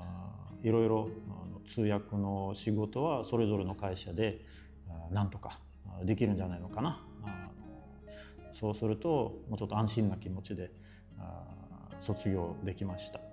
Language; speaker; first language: Japanese; non-native, fluent; Russian